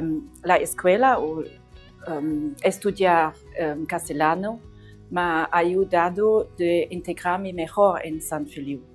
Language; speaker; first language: Spanish; non-native, learner; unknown